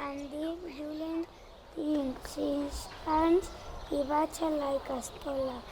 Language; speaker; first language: Catalan; early bilingual, heritage; Catalan